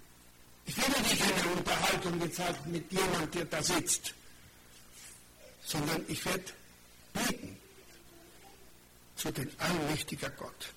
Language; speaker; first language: German; non-native, fluent; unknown